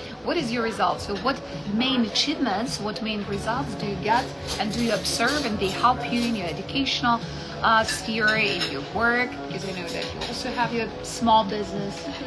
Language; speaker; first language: English; non-native, fluent; Ukrainian